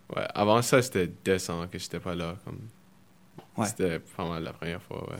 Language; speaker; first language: French; early bilingual, other home language; Spanish